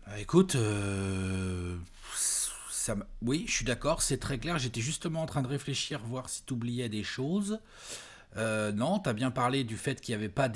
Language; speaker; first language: French; native; French